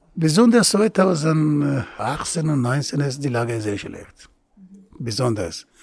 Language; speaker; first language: German; non-native, learner; Persian